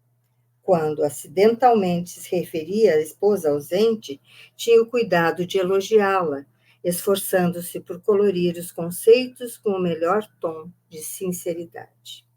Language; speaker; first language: Portuguese; native; Portuguese